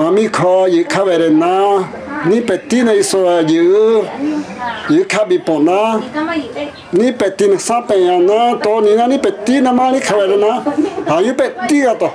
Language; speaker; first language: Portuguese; non-native, local second language; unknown